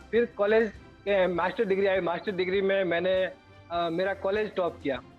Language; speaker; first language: Hindi; native; Hindi